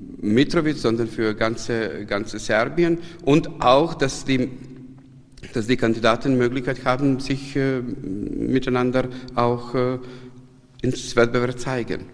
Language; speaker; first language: German; non-native, fluent; Serbian